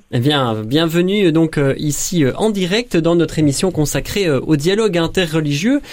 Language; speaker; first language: French; native; French